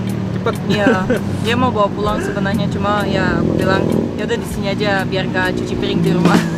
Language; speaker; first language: Indonesian; non-native, learner; Russian